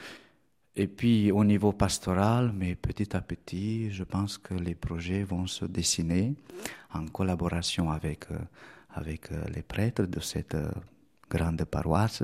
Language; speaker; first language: French; non-native, fluent; Romanian